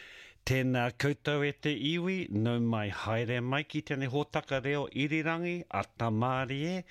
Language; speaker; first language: Māori; non-native, learner; English